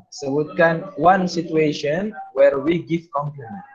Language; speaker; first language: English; non-native, fluent; Indonesian